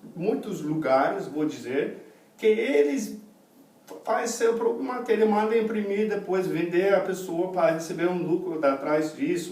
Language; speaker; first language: Portuguese; non-native, fluent; English